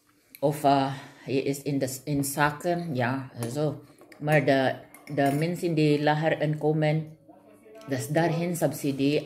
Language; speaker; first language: Dutch; non-native, learner; Filipino